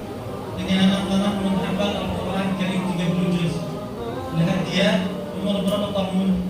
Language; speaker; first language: Indonesian; non-native, learner; Arabic